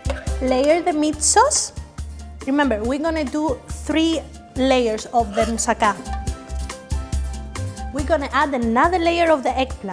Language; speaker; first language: English; non-native, fluent; Greek